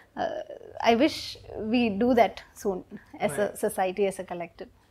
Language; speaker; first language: English; non-native, local second language; Malayalam